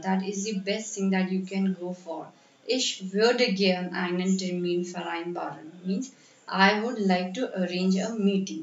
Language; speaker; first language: English; non-native, local second language; Hindi